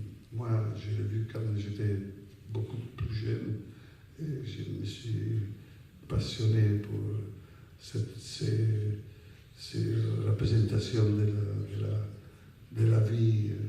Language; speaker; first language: French; non-native, fluent; Italian